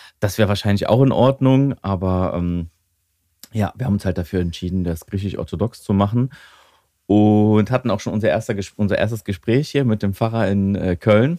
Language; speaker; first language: German; early bilingual, other home language; Greek